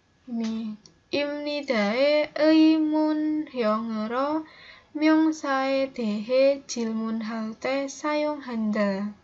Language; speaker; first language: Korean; non-native, learner; Indonesian